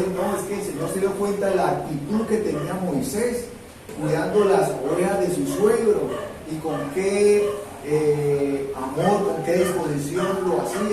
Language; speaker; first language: Spanish; native; Spanish